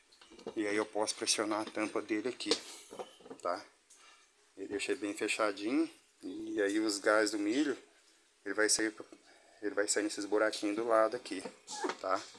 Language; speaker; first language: Portuguese; native; Portuguese